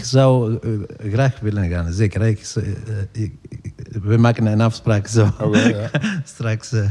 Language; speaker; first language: Dutch; non-native, fluent; Italian